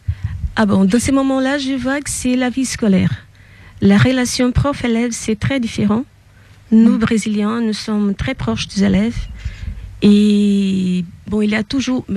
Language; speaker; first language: French; non-native, fluent; Portuguese